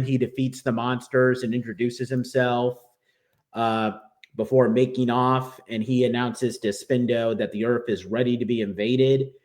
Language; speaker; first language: English; native; English